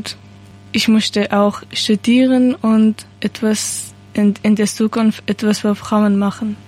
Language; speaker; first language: German; non-native, learner; Persian